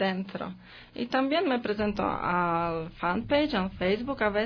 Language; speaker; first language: Spanish; non-native, learner; Polish